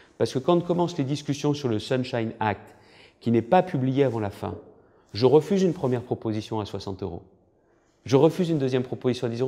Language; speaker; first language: French; native; French